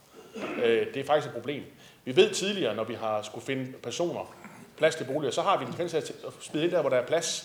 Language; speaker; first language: Danish; native; Danish